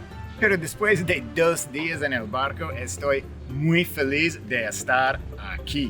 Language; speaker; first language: Spanish; non-native, fluent; English